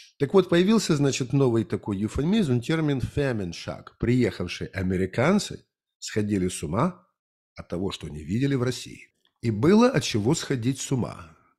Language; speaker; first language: Russian; native; Russian